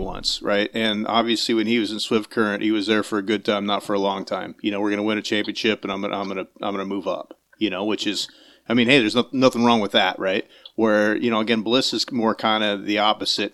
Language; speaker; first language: English; native; English